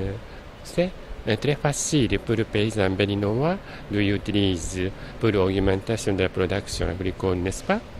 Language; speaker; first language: French; non-native, learner; Japanese